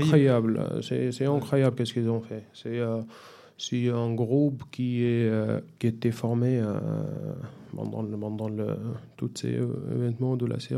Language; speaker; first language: French; non-native, fluent; Arabic